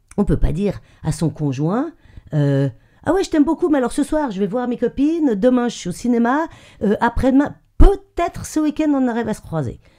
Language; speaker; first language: French; native; French